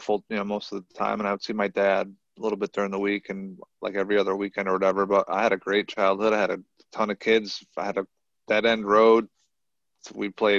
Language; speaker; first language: English; native; English